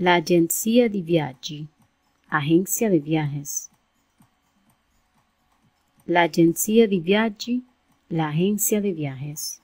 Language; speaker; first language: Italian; non-native, fluent; Spanish